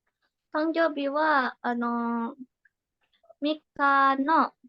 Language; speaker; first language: Japanese; non-native, learner; Indonesian